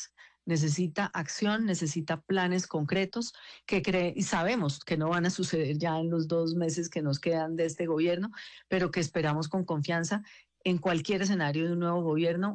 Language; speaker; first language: Spanish; native; Spanish